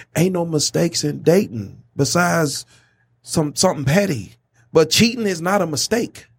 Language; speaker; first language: English; native; English